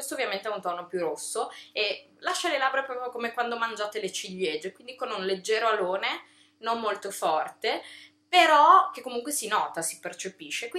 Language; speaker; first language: Italian; native; Italian